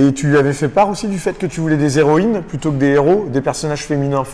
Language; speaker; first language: French; native; French